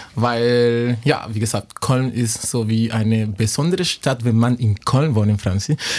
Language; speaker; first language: German; non-native, fluent; Spanish